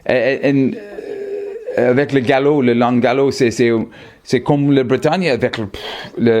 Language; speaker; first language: French; non-native, learner; English